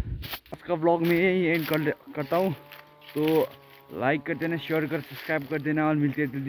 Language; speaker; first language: Hindi; non-native, local second language; Nepali